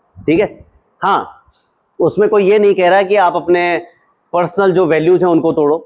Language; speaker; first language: Hindi; native; Hindi